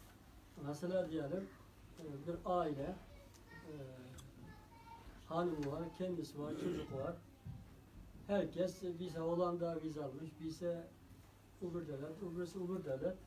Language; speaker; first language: Turkish; non-native, learner; Uyghur